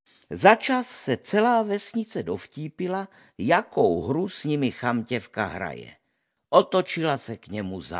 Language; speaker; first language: Czech; native; Czech